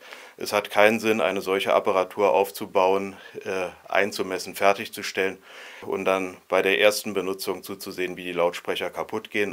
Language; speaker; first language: German; native; German